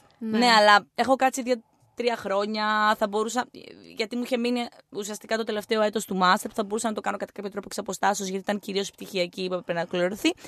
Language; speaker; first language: Greek; native; Greek